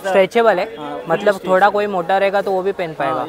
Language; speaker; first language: Hindi; non-native, local second language; Marathi